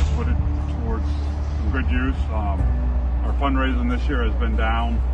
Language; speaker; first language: English; native; English